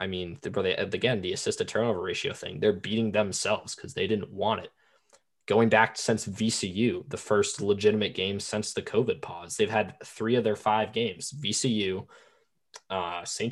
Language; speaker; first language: English; native; English